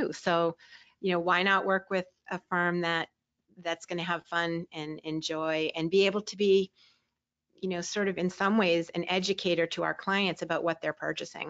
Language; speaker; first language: English; native; English